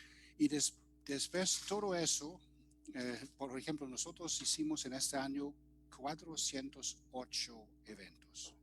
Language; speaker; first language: Spanish; non-native, fluent; German